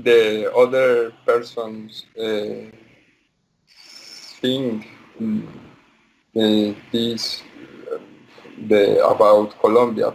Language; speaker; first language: English; non-native, learner; Spanish